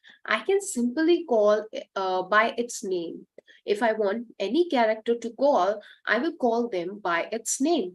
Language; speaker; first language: English; non-native, local second language; Hindi